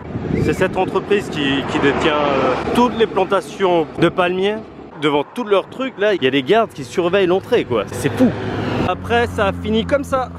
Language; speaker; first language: French; native; French